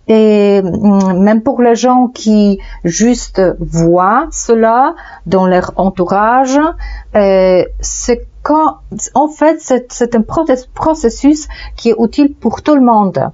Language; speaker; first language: French; non-native, fluent; Polish